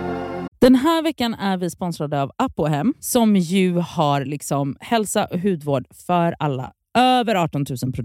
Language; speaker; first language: Swedish; native; Swedish